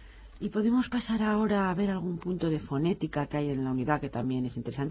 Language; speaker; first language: Spanish; native; Spanish